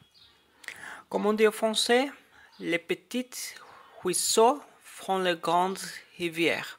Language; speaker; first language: French; non-native, learner; Portuguese